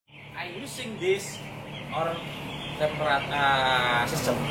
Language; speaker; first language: English; non-native, learner; Indonesian